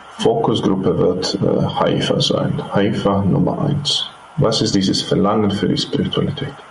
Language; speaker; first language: German; non-native, fluent; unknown